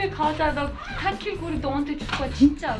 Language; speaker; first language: Korean; non-native, learner; Uzbek